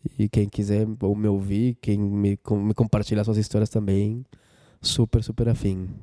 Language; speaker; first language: Portuguese; non-native, fluent; Spanish